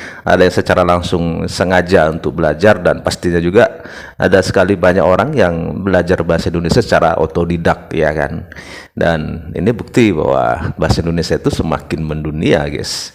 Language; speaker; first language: Indonesian; native; Indonesian